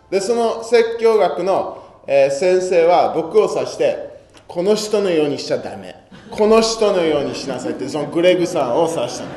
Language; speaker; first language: Japanese; non-native, fluent; English